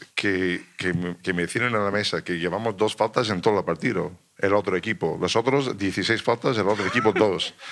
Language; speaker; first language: Spanish; non-native, fluent; English